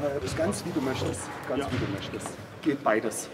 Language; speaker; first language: German; native; German